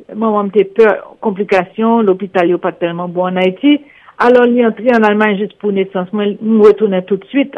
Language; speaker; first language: French; non-native, local second language; Haitian Creole